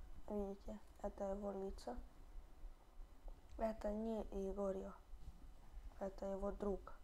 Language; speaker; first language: Russian; early bilingual, heritage; Russian